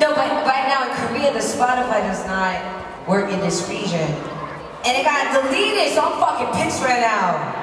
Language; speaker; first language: English; early bilingual, other home language; Korean